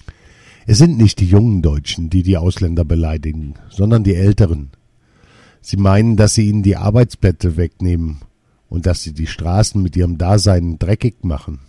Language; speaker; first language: German; early bilingual, other home language; Arabic